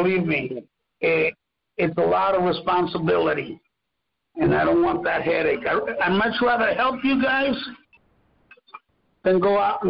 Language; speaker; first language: English; non-native, fluent; Spanish